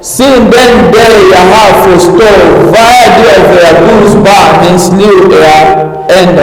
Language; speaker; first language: Swedish; non-native, learner; French